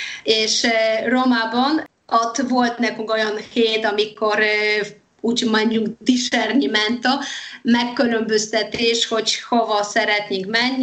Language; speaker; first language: Hungarian; non-native, fluent; Polish